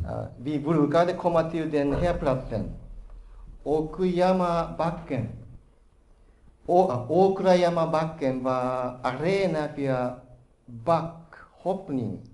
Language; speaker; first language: Swedish; non-native, fluent; Japanese